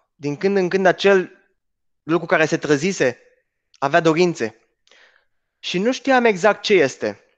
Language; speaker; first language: Romanian; native; Romanian